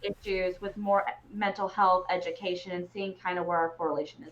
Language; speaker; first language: English; native; English